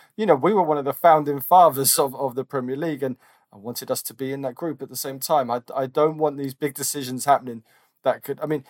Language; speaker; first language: English; native; English